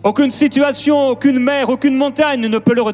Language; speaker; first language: French; native; French